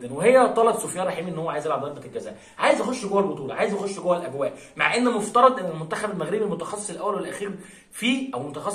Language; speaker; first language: Arabic; native; Arabic